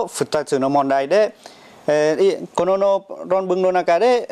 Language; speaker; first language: Japanese; non-native, learner; Vietnamese